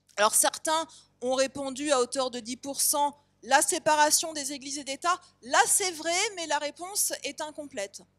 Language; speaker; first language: French; native; French